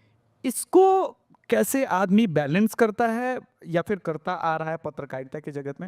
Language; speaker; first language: Hindi; native; Hindi